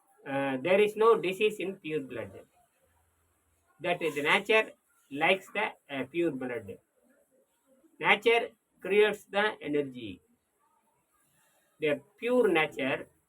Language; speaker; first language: English; non-native, local second language; Tamil